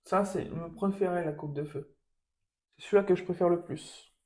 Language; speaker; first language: French; native; French